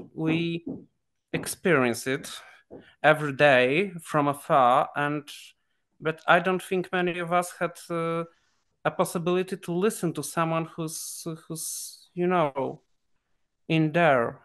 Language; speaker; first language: English; non-native, fluent; Polish